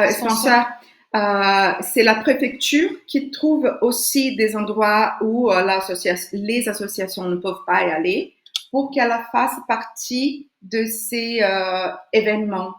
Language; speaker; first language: French; non-native, fluent; Portuguese